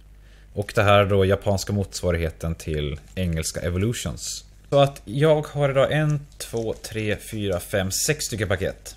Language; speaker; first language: Swedish; native; Swedish